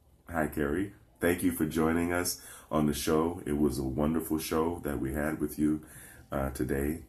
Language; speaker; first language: English; native; English